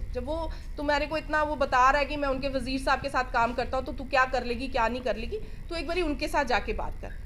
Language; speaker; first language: Hindi; non-native, local second language; Punjabi